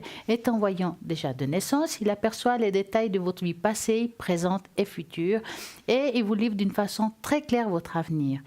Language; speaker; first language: French; native; French